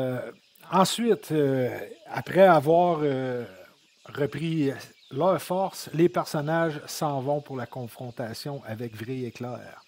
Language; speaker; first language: French; native; French